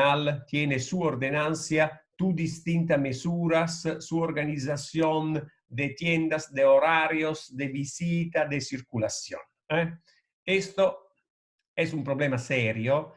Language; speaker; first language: Spanish; non-native, fluent; Italian